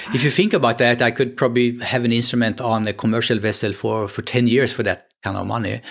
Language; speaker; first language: English; non-native, fluent; Swedish